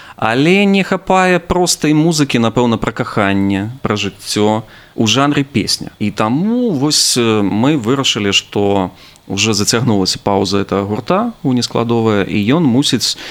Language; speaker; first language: Belarusian; non-native, local second language; Russian